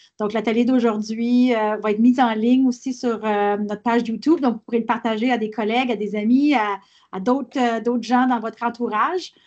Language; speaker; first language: French; native; French